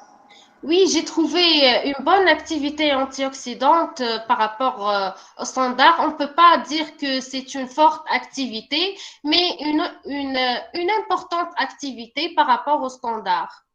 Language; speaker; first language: French; non-native, local second language; Arabic